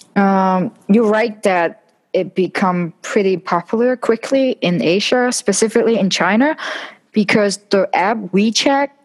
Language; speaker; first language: English; non-native, local second language; Cantonese